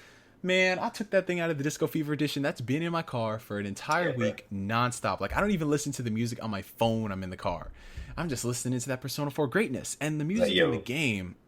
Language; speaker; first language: English; native; English